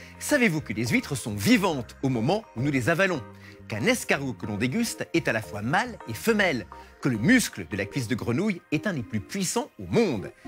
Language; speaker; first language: French; native; French